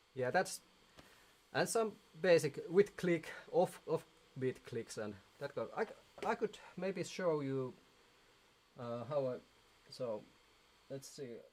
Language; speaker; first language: English; non-native, fluent; Finnish